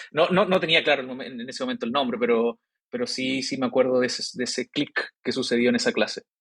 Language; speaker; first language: Spanish; native; Spanish